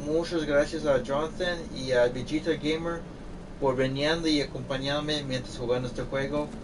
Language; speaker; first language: Spanish; early bilingual, heritage; Spanish